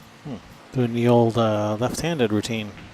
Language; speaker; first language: English; native; English